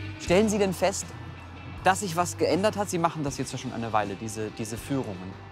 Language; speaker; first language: German; native; German